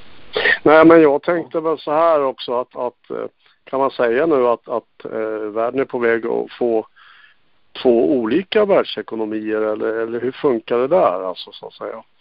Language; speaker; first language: Swedish; native; Swedish